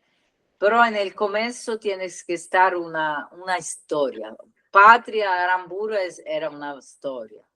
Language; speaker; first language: Spanish; non-native, learner; Italian